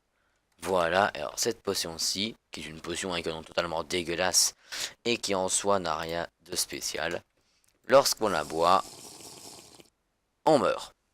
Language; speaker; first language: French; native; French